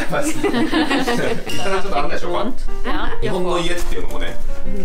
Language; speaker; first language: German; non-native, learner; Japanese